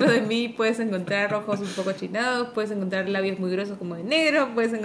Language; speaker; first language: Spanish; early bilingual, heritage; Spanish